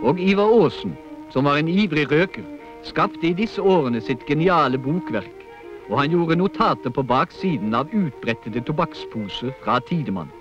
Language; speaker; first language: Norwegian; native; Norwegian